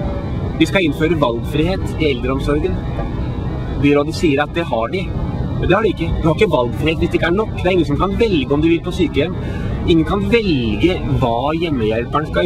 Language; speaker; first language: Norwegian; native; Norwegian